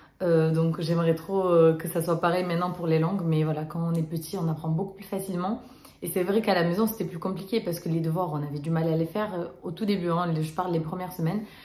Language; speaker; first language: French; early bilingual, other home language; Romanian